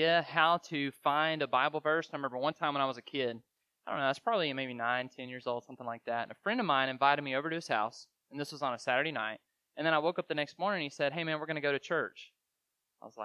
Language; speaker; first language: English; native; English